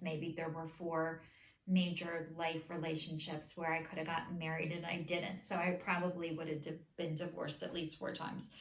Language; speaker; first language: English; native; English